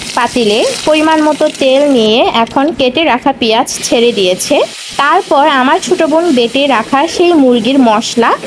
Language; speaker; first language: Bangla; non-native, local second language; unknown